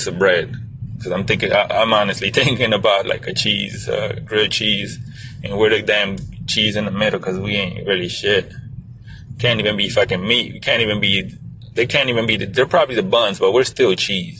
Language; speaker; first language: English; native; English